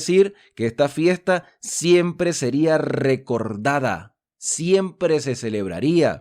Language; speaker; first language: Spanish; native; Spanish